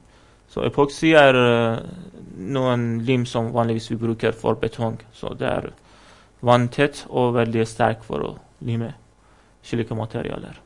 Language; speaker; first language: Norwegian; non-native, fluent; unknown